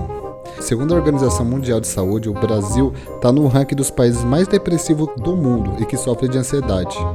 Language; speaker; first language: Portuguese; native; Portuguese